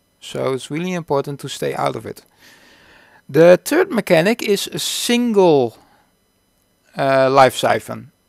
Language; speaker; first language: English; non-native, fluent; Dutch